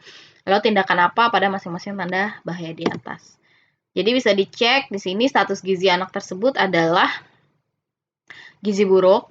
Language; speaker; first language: Indonesian; native; Indonesian